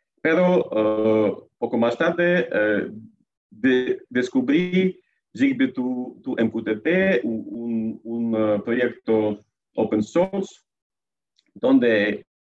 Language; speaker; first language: Spanish; non-native, learner; Russian